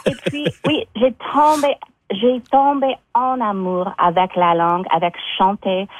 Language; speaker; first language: French; non-native, local second language; English